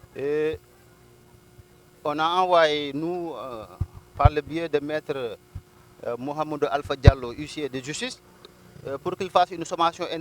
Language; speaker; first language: French; non-native, local second language; Wolof